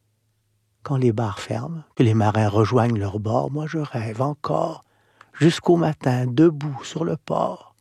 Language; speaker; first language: French; native; French